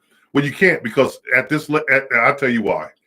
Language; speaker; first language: English; native; English